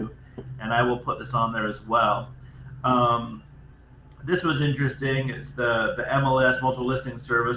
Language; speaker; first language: English; native; English